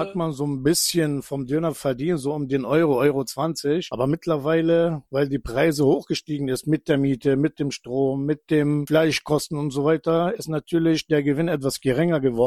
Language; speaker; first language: German; non-native, fluent; Turkish